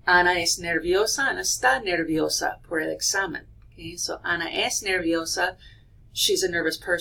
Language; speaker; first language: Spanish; non-native, fluent; English